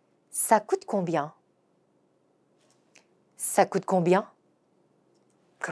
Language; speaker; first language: French; non-native, fluent; Korean